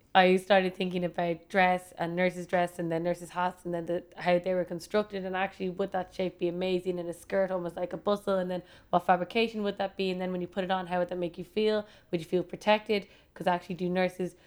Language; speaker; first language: English; native; English